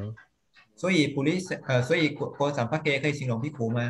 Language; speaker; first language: Chinese; non-native, fluent; Thai